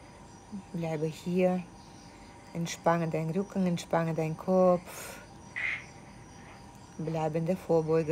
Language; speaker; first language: German; non-native, fluent; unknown